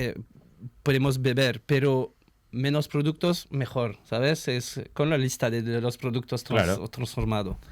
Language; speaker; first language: Spanish; non-native, learner; French